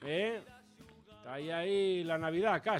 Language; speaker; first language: Spanish; native; Spanish